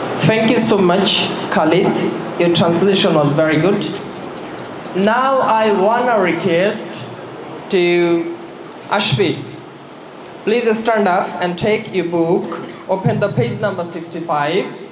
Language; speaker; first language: English; non-native, local second language; Bangla